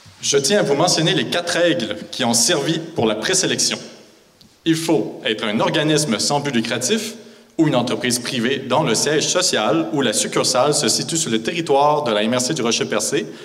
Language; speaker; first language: French; native; French